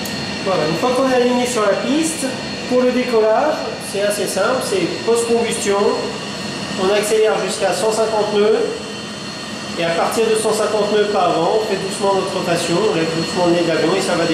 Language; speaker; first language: French; native; French